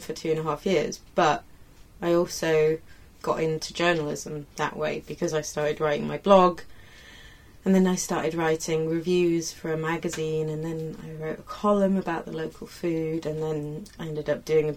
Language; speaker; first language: English; native; English